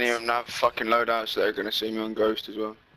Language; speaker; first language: English; native; English